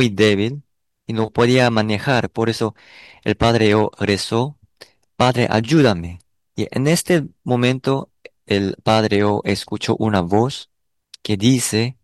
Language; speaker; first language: Spanish; non-native, learner; Korean